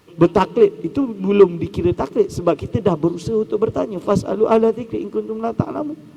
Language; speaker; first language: Malay; native; Malay